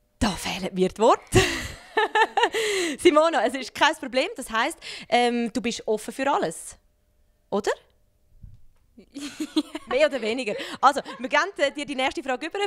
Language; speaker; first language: German; native; German